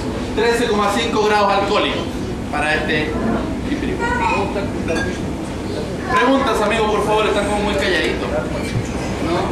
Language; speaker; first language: Spanish; native; Spanish